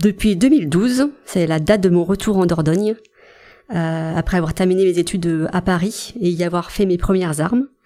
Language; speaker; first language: French; native; French